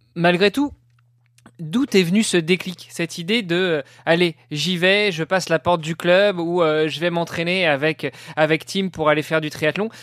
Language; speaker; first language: French; non-native, fluent; Italian